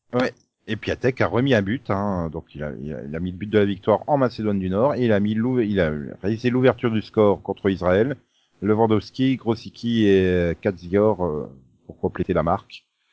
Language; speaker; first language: French; native; French